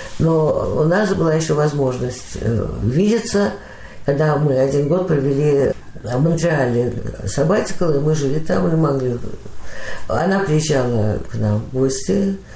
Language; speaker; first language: Russian; native; Russian